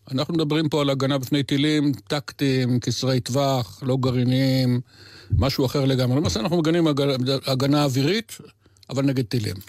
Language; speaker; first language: Hebrew; native; Hebrew